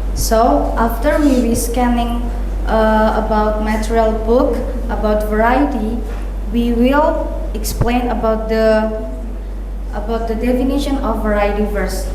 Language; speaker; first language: English; non-native, learner; Indonesian